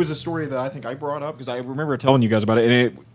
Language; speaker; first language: English; native; English